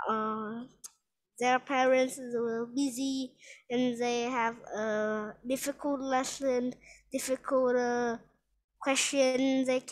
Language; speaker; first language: English; non-native, learner; Vietnamese